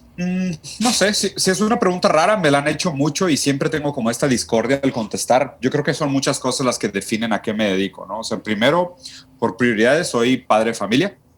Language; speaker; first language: Spanish; early bilingual, other home language; Portuguese